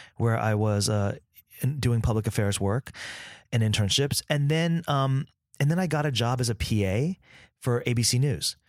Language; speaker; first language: English; early bilingual, other home language; Vietnamese